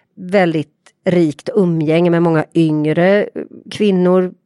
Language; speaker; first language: Swedish; native; Swedish